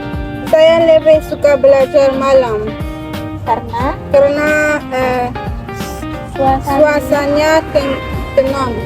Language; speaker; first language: Indonesian; non-native, learner; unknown